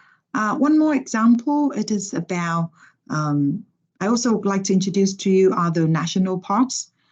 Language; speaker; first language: English; non-native, fluent; Vietnamese